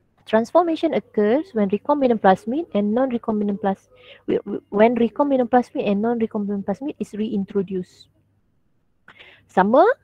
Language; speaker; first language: English; non-native, local second language; Malay